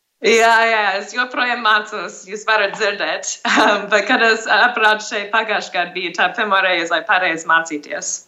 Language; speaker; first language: Latvian; early bilingual, heritage; English